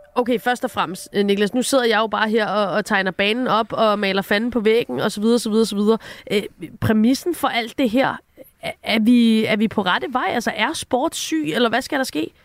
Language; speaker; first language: Danish; native; Danish